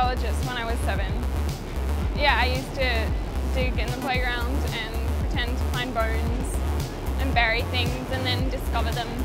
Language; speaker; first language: English; native; English